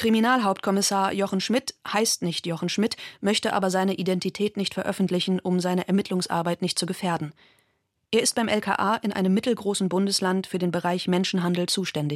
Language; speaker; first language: German; native; German